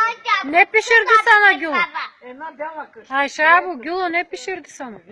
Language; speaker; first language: Turkish; native; Turkish